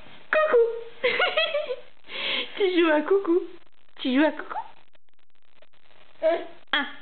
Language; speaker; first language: French; native; French